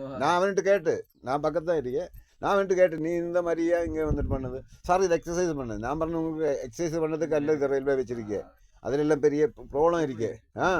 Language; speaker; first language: Tamil; non-native, local second language; Malayalam